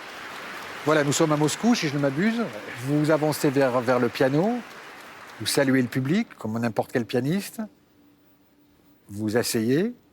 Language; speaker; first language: French; native; French